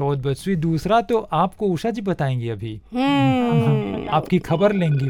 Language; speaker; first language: Hindi; non-native, local second language; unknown